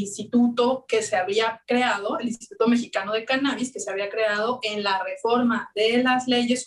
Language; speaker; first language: Spanish; native; Spanish